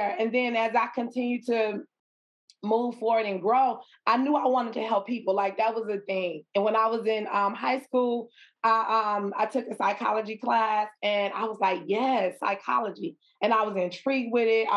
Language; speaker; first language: English; native; English